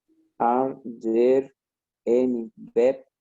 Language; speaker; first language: English; non-native, learner; Spanish